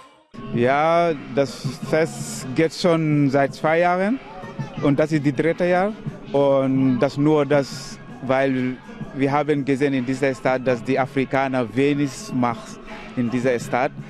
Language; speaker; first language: German; non-native, learner; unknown